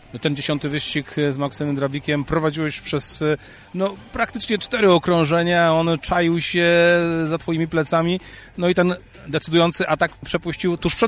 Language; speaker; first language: Polish; native; Polish